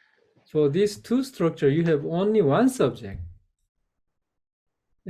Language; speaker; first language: English; non-native, fluent; Korean